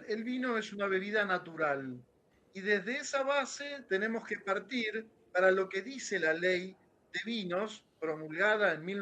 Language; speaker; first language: Spanish; native; Spanish